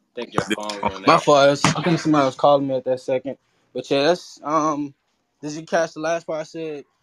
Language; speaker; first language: English; early bilingual, other home language; Haitian Creole